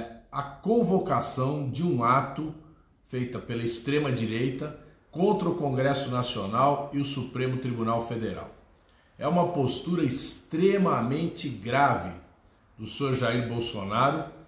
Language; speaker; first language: Portuguese; native; Portuguese